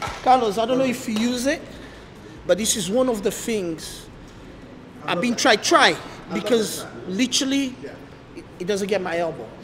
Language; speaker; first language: English; non-native, fluent; Portuguese